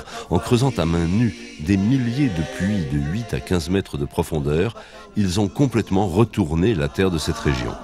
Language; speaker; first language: French; native; French